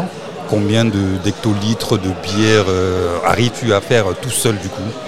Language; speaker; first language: French; native; French